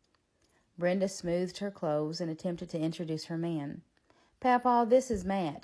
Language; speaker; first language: English; native; English